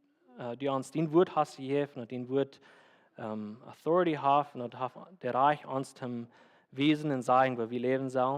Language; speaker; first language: German; non-native, learner; Plautdietsch